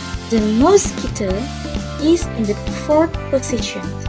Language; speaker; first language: English; non-native, fluent; Indonesian